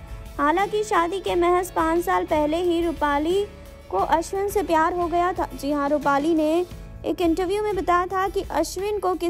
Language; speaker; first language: Hindi; native; Hindi